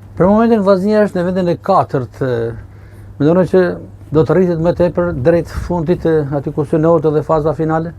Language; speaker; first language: Albanian; native; Albanian